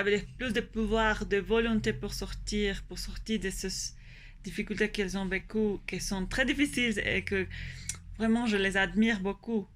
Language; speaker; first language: French; non-native, fluent; Spanish